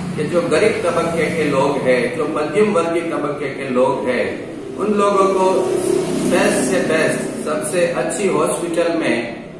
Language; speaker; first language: Hindi; non-native, local second language; Gujarati